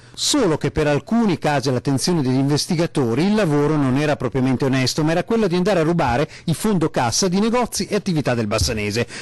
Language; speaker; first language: Italian; native; Italian